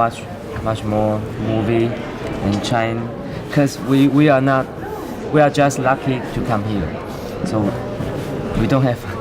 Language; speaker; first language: English; non-native, learner; Chinese